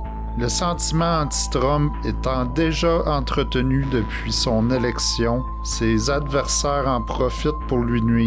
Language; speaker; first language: French; native; French